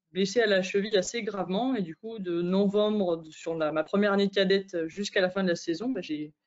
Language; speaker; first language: French; native; French